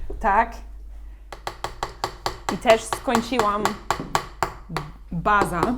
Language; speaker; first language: Polish; non-native, learner; English